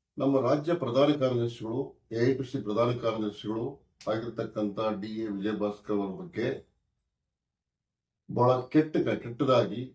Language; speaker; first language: Kannada; native; Kannada